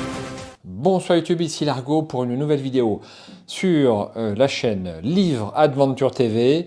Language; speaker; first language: French; native; French